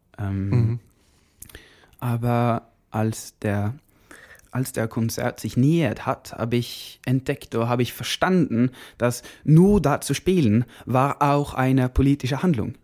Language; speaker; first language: German; non-native, learner; Norwegian